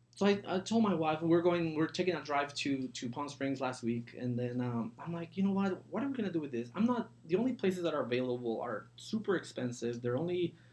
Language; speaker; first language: English; early bilingual, other home language; Spanish